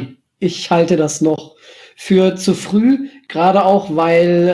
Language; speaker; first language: German; native; German